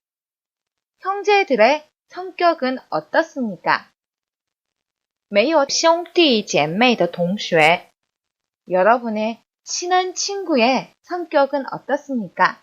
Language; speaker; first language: Korean; native; Korean